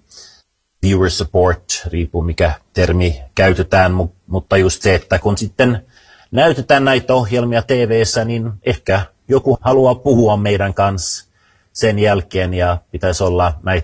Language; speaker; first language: Finnish; early bilingual, heritage; Finnish